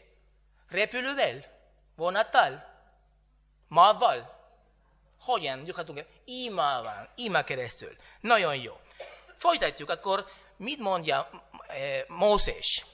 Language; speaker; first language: Hungarian; non-native, learner; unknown